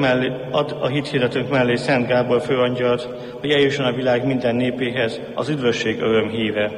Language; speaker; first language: Hungarian; native; Hungarian